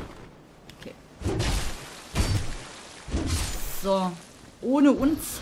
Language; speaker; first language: German; native; German